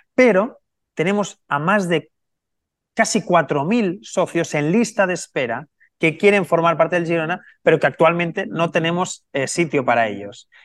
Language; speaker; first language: Spanish; native; Spanish